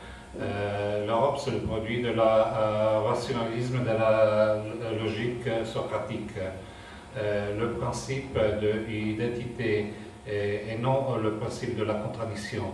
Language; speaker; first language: French; non-native, fluent; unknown